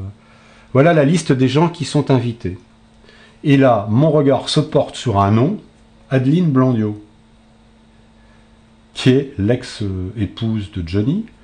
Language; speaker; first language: French; native; French